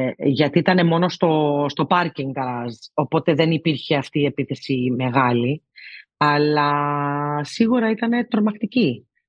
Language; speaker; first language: Greek; early bilingual, heritage; Greek